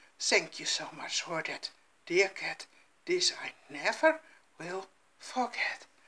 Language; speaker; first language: English; non-native, fluent; Dutch